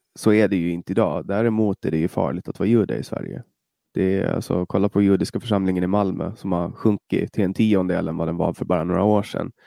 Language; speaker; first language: Swedish; native; Swedish